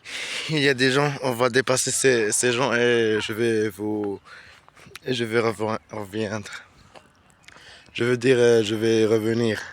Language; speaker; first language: French; non-native, learner; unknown